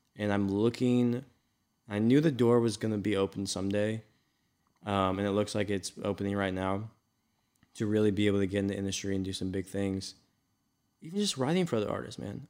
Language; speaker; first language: English; native; English